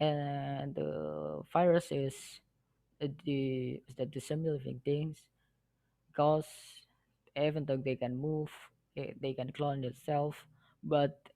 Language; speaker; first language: English; non-native, learner; Indonesian